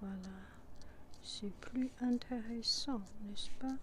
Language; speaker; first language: French; non-native, fluent; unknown